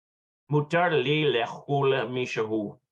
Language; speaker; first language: Hebrew; non-native, learner; English